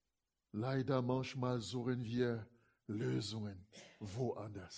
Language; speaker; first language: German; non-native, fluent; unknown